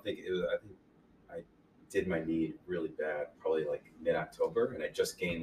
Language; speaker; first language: English; native; English